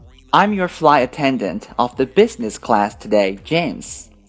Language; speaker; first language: English; non-native, fluent; Chinese